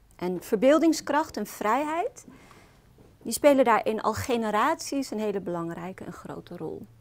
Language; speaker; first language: Dutch; early bilingual, other home language; Arabic